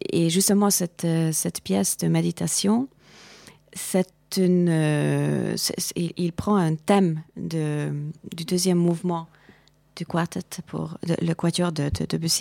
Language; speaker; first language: French; non-native, fluent; Hungarian